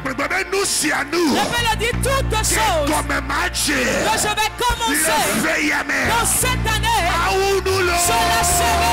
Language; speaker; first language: French; non-native, local second language; Ewe